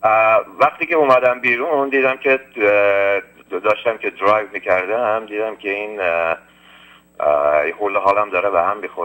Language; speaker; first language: Persian; early bilingual, heritage; Persian